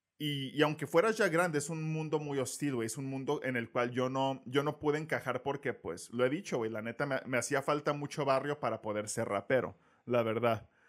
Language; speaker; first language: Spanish; native; Spanish